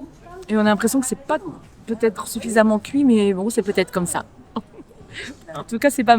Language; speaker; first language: French; native; French